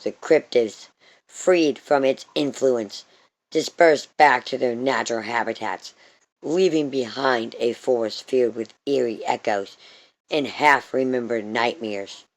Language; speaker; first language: English; native; English